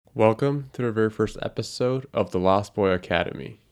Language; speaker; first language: English; non-native, fluent; Japanese